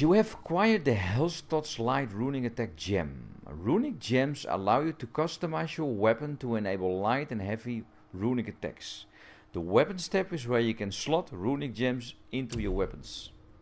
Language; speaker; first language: English; non-native, fluent; Dutch